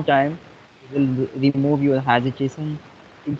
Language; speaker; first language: English; non-native, fluent; Hindi